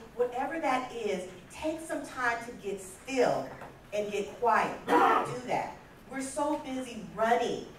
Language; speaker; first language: English; native; English